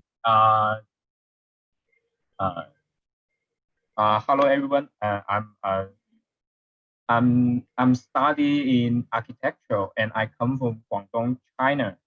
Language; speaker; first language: English; non-native, learner; Chinese